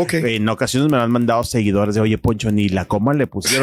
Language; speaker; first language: Spanish; native; Spanish